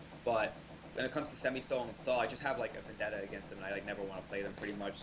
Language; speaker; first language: English; native; English